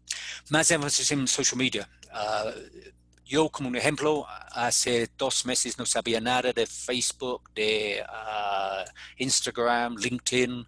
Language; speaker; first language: Spanish; non-native, fluent; English